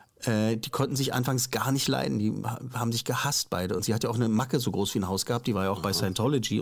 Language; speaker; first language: German; native; German